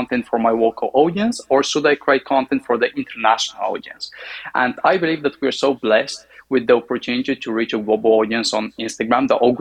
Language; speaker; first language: English; non-native, fluent; Bulgarian